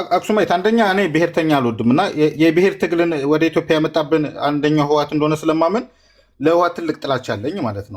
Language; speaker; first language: Amharic; native; Amharic